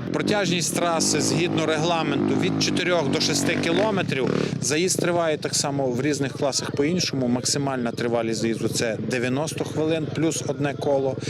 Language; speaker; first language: Ukrainian; native; Ukrainian